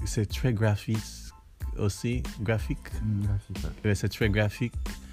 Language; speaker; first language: French; non-native, learner; English